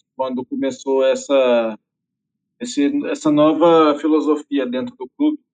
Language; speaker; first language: Portuguese; native; Portuguese